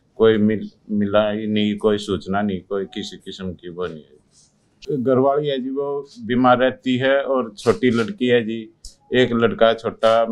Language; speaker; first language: Hindi; native; Hindi